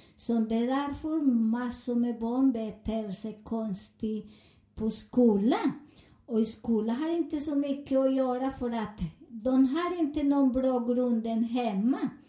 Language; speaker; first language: Swedish; non-native, fluent; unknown